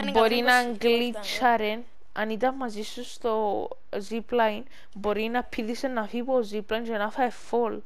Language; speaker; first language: Greek; native; Greek